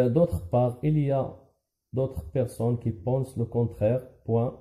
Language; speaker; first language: French; non-native, local second language; Arabic